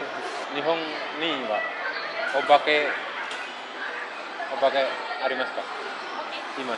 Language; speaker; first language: Japanese; non-native, learner; Indonesian